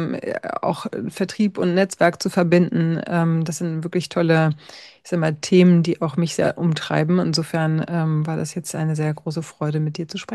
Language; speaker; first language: German; native; German